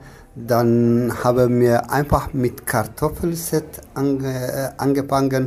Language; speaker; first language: German; non-native, fluent; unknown